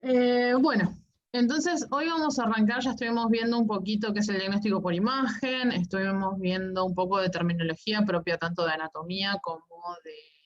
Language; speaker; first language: Spanish; native; Spanish